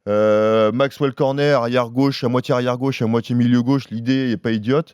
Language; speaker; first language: French; native; French